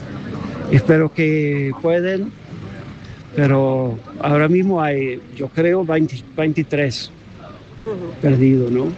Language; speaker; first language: Spanish; non-native, learner; English